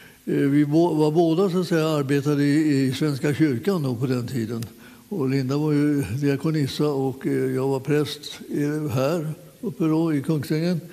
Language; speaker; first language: Swedish; native; Swedish